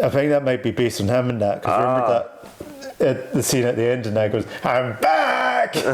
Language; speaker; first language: English; native; English